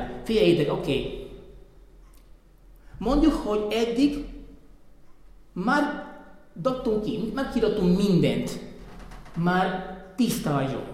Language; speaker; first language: Hungarian; non-native, fluent; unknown